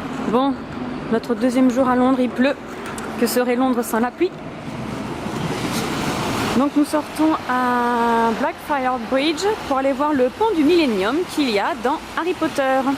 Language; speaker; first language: French; native; French